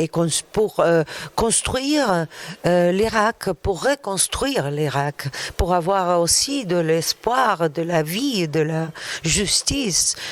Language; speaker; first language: French; non-native, fluent; Arabic